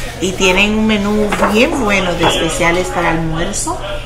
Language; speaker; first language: Spanish; early bilingual, heritage; Spanish